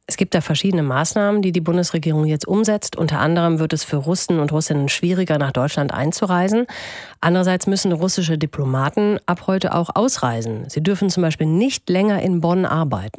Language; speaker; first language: German; native; German